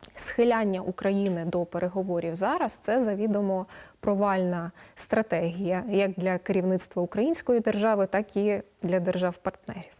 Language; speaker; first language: Ukrainian; native; Ukrainian